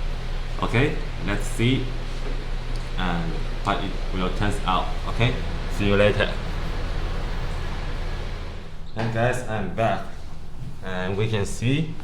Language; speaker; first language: English; non-native, learner; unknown